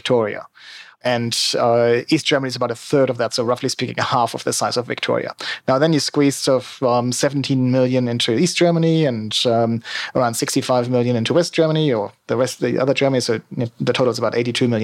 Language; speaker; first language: English; non-native, fluent; German